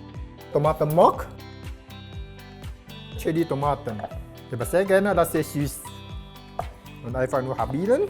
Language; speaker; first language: German; non-native, learner; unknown